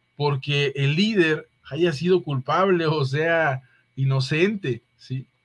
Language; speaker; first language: Spanish; native; Spanish